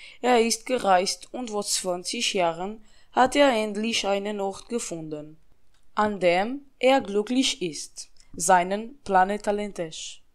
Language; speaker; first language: German; non-native, learner; Portuguese